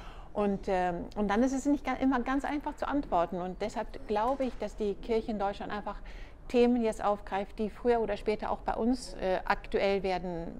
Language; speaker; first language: German; non-native, fluent; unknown